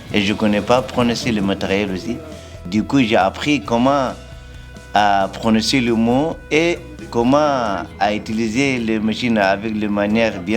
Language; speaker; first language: French; non-native, learner; Arabic